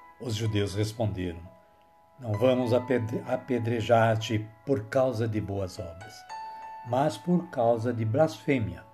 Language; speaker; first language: Portuguese; native; Portuguese